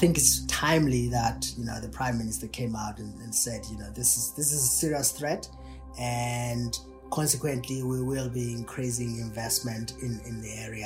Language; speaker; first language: English; non-native, local second language; Tswana